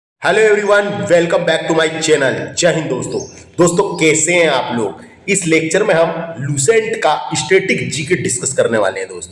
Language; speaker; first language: Hindi; native; Hindi